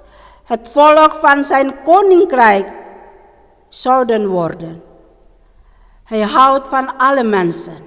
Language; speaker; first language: Dutch; non-native, learner; Indonesian